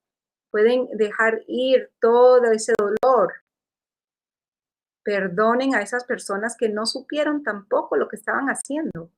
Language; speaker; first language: Spanish; early bilingual, heritage; Spanish